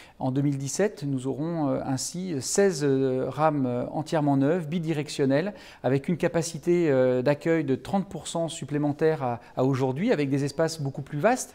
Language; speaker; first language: French; native; French